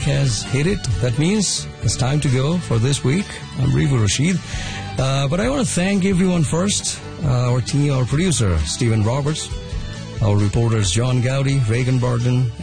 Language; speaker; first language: English; non-native, local second language; Bangla